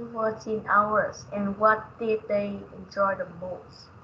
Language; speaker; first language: English; non-native, learner; Vietnamese